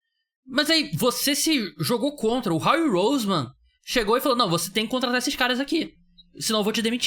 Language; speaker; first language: Portuguese; native; Portuguese